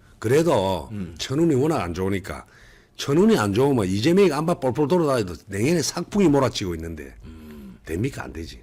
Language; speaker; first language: Korean; native; Korean